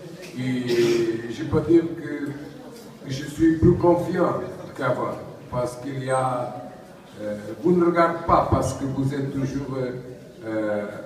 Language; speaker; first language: French; non-native, learner; Portuguese